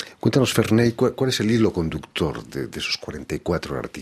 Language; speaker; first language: Spanish; native; Spanish